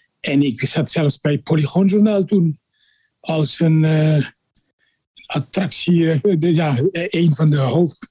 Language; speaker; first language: Dutch; non-native, fluent; Arabic